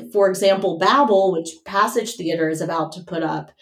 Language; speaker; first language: English; native; English